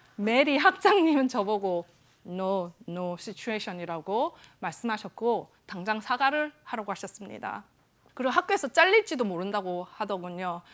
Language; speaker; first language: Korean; native; Korean